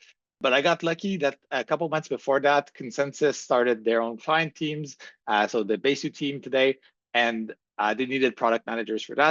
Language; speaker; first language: English; native; English